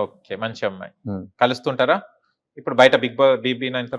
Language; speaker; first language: Telugu; native; Telugu